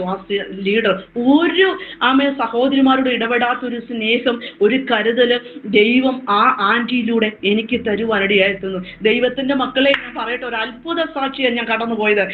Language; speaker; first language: Malayalam; native; Malayalam